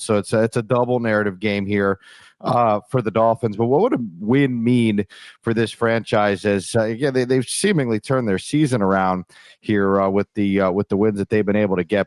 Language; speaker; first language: English; native; English